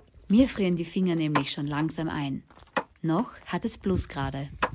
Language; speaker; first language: German; native; German